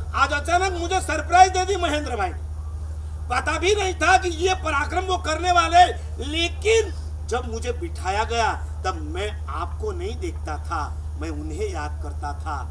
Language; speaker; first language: Hindi; non-native, local second language; Gujarati